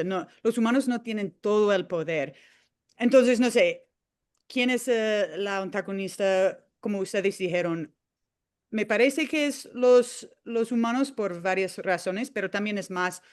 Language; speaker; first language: Spanish; non-native, fluent; English